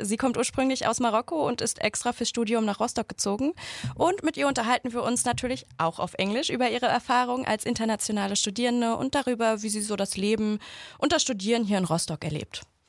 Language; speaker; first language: German; native; German